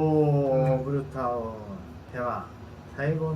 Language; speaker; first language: Japanese; non-native, learner; Korean